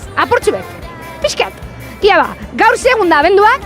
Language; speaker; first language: Basque; native; Basque